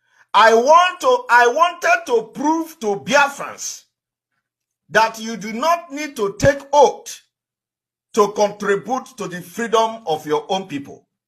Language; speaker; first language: English; non-native, local second language; Igbo